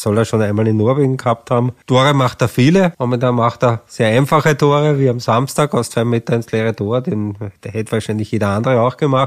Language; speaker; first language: German; native; German